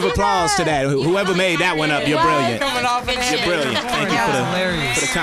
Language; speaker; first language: English; native; English